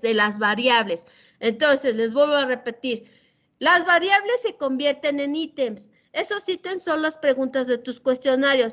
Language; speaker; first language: Spanish; native; Spanish